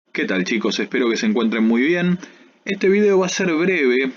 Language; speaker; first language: Spanish; native; Spanish